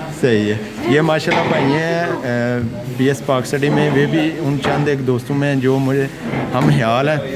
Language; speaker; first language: Urdu; non-native, local second language; Punjabi